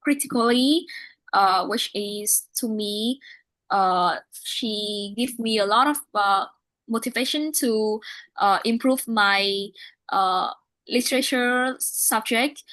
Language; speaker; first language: English; non-native, learner; Vietnamese